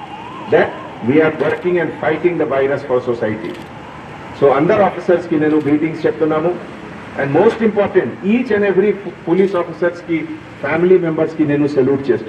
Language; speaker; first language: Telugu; non-native, local second language; Hindi